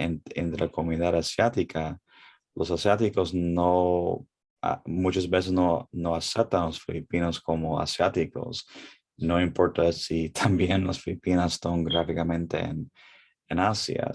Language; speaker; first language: Spanish; early bilingual, heritage; English